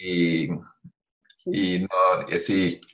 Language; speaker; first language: Spanish; non-native, learner; Chinese